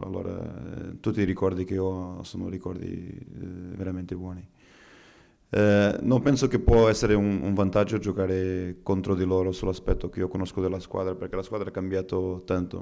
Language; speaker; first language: Italian; non-native, fluent; Portuguese